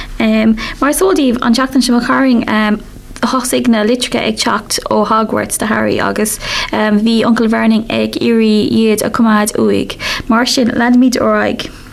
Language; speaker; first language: Irish; non-native, local second language; English